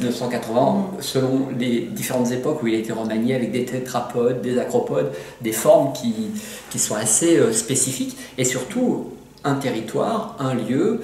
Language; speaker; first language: French; native; French